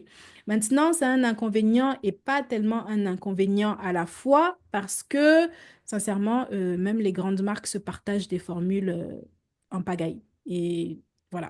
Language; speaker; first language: French; native; French